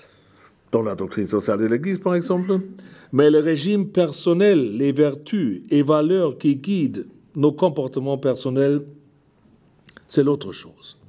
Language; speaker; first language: French; non-native, fluent; German